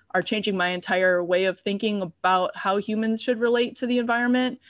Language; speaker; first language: English; native; English